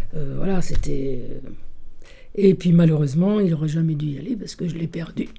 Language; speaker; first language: French; early bilingual, other home language; Italian